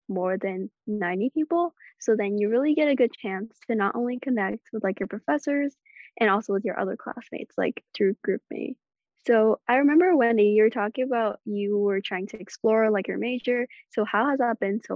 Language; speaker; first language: English; non-native, local second language; Cantonese